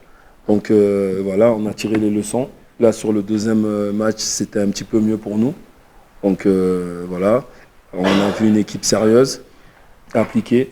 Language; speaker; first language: French; native; French